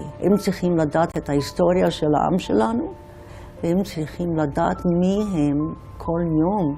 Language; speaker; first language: Hebrew; non-native, fluent; Yiddish